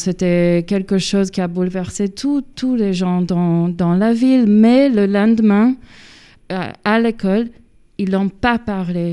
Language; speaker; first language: French; non-native, fluent; English